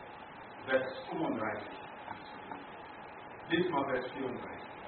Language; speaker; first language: German; non-native, learner; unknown